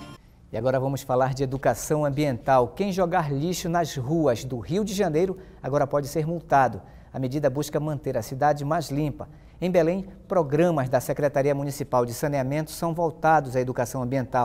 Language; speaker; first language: Portuguese; native; Portuguese